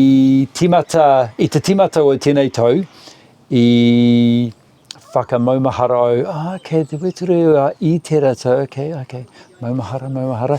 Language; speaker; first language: Māori; non-native, local second language; English